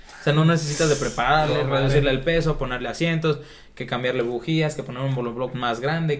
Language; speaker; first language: Spanish; native; Spanish